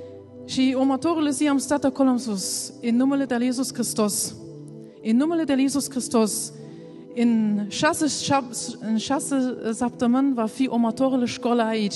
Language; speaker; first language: Romanian; non-native, learner; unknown